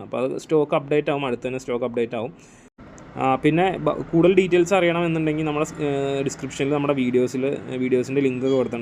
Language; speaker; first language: Malayalam; native; Malayalam